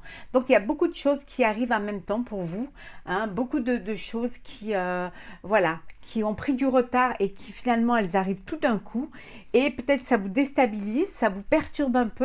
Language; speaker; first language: French; native; French